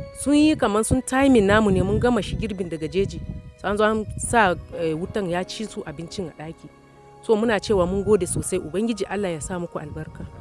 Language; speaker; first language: Hausa; non-native, local second language; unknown